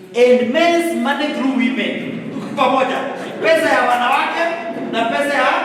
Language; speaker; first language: English; non-native, local second language; Swahili